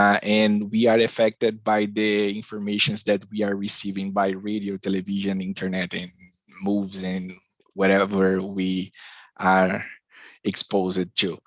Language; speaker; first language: English; non-native, learner; Portuguese